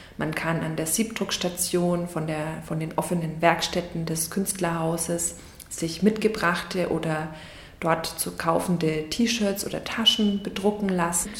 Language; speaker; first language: German; native; German